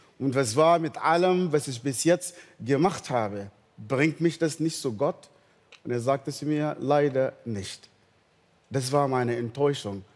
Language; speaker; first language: German; non-native, fluent; Arabic